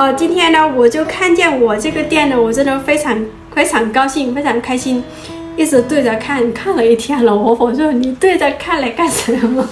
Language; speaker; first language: Chinese; non-native, fluent; Lao